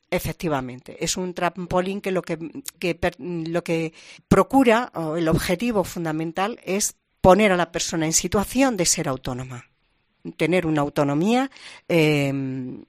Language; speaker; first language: Spanish; native; Spanish